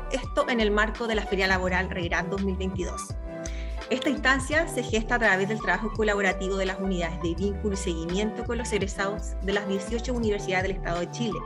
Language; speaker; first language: Spanish; native; Spanish